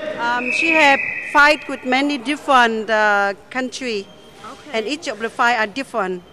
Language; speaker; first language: English; non-native, learner; Vietnamese